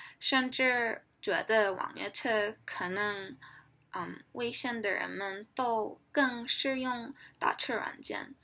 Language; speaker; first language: Chinese; non-native, learner; English